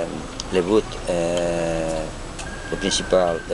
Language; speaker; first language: French; non-native, learner; Spanish